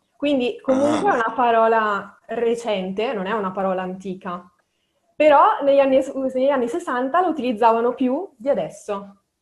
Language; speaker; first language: Italian; native; Italian